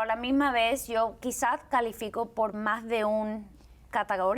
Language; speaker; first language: Spanish; early bilingual, heritage; Spanish